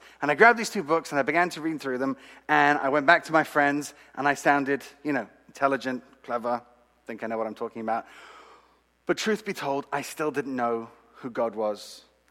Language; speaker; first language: English; native; English